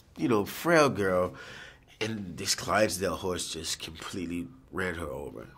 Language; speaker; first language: English; native; English